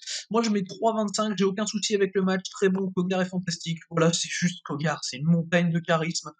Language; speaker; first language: French; native; French